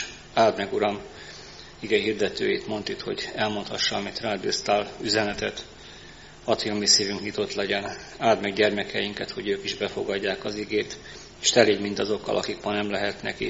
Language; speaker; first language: Hungarian; native; Hungarian